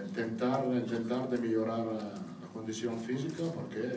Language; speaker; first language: Spanish; non-native, fluent; Italian